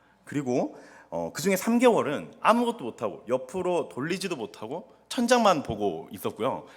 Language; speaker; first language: Korean; native; Korean